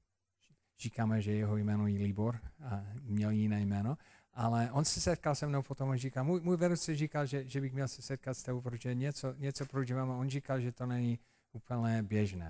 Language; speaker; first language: Czech; non-native, fluent; English